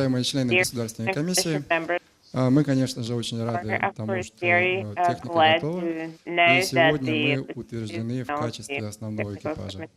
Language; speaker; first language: Russian; native; Russian